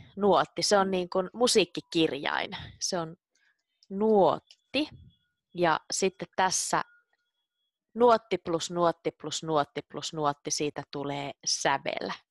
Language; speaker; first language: Finnish; native; Finnish